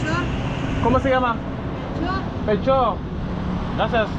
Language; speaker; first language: Spanish; non-native, learner; French